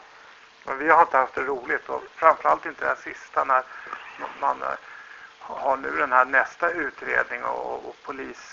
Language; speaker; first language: Swedish; native; Swedish